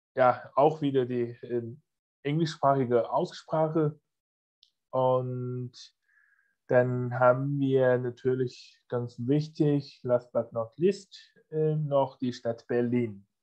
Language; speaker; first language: German; non-native, fluent; Chinese